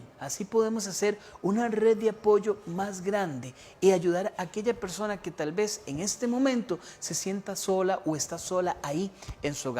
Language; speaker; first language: Spanish; native; Spanish